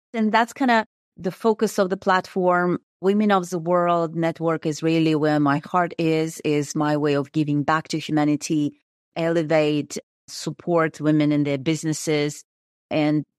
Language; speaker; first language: English; non-native, fluent; Russian